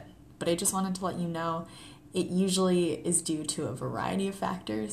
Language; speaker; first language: English; native; English